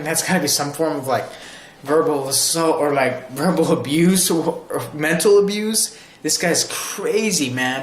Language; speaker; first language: English; native; English